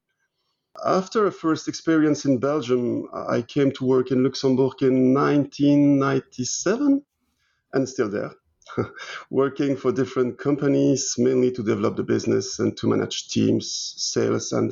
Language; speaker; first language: English; non-native, fluent; French